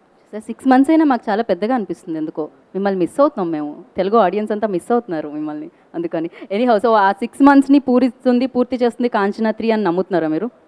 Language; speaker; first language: Telugu; native; Telugu